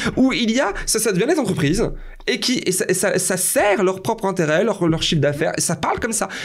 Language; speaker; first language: French; native; French